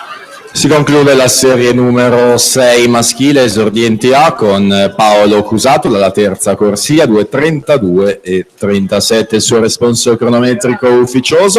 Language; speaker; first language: Italian; native; Italian